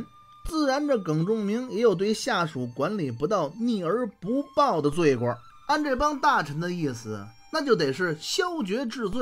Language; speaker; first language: Chinese; native; Chinese